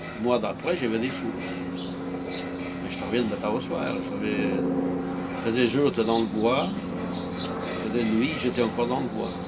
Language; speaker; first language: French; non-native, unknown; Portuguese